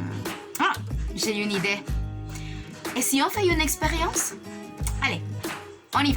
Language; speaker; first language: French; non-native, fluent; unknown